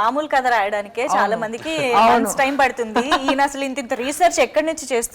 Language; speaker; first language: Telugu; native; Telugu